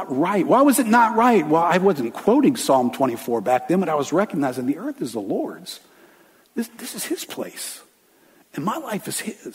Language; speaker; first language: English; native; English